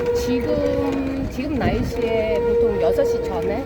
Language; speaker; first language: Korean; non-native, fluent; Cantonese